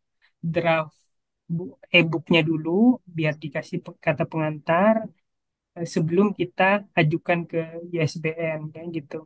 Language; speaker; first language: Indonesian; native; Indonesian